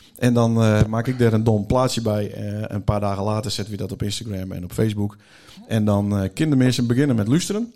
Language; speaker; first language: Dutch; native; Dutch